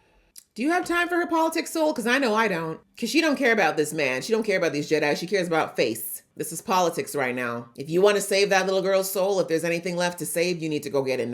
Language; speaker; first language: English; native; English